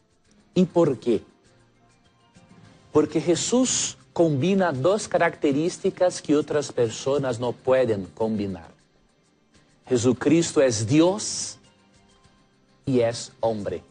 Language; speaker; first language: Spanish; non-native, fluent; Portuguese